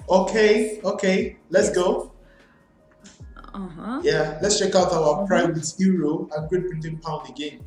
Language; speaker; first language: English; non-native, learner; Portuguese